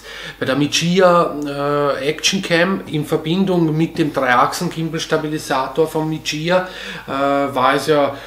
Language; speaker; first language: German; native; German